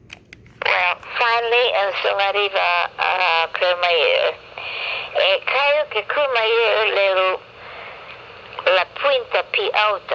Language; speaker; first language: Italian; early bilingual, heritage; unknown